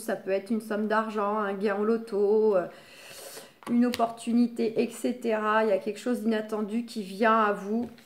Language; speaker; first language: French; native; French